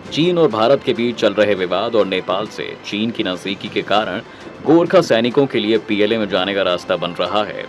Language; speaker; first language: Hindi; native; Hindi